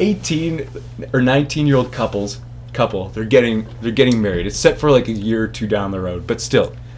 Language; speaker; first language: English; native; English